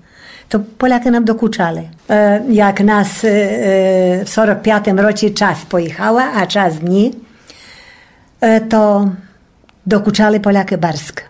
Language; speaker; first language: Polish; non-native, local second language; Rusyn